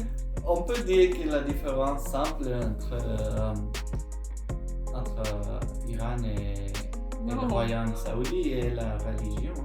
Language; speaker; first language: French; non-native, learner; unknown